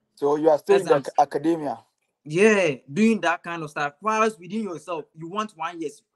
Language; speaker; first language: English; non-native, local second language; Akan